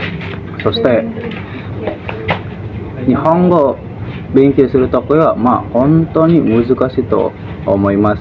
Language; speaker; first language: Japanese; non-native, learner; Indonesian